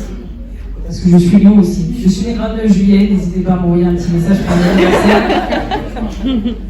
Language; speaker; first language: French; native; French